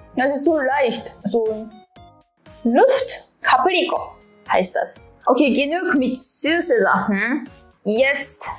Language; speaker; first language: German; non-native, fluent; Japanese